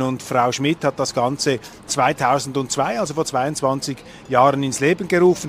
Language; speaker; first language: German; native; German